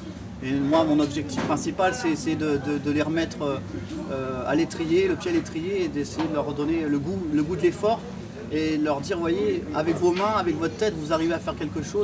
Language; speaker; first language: French; native; French